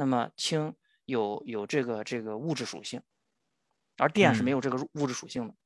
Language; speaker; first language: Chinese; native; Chinese